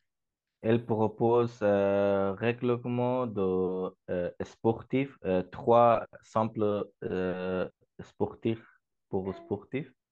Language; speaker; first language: French; non-native, learner; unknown